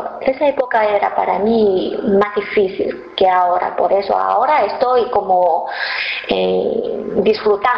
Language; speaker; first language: Spanish; non-native, fluent; Chinese